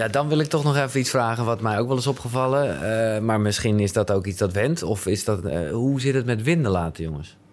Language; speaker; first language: Dutch; native; Dutch